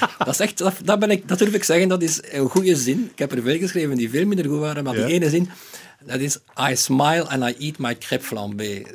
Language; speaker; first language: Dutch; native; Dutch